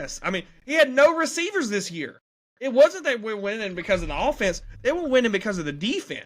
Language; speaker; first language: English; native; English